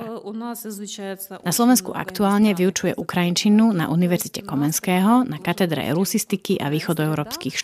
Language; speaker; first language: Ukrainian; non-native, learner; Slovak